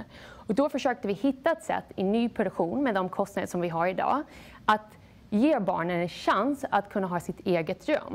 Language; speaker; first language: Swedish; non-native, fluent; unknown